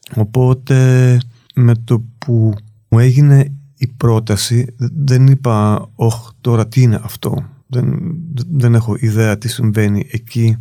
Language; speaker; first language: Greek; native; Greek